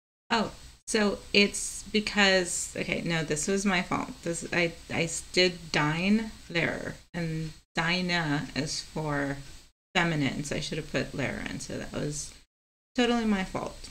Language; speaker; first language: English; non-native, fluent; Spanish